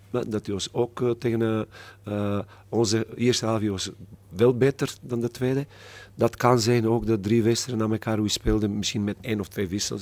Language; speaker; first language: Dutch; non-native, fluent; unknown